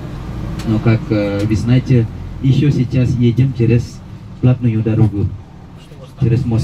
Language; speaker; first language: Russian; non-native, fluent; Indonesian